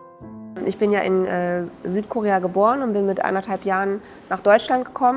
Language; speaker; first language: German; early bilingual, other home language; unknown